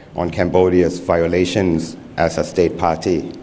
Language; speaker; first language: English; non-native, fluent; Thai